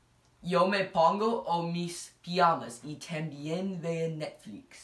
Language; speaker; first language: Spanish; non-native, learner; English